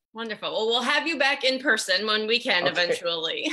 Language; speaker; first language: English; native; English